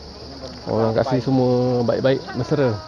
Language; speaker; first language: Malay; native; Malay